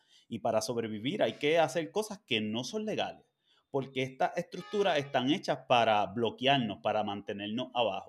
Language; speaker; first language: Spanish; native; Spanish